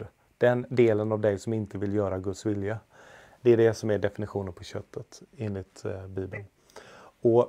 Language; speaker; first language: Swedish; native; Swedish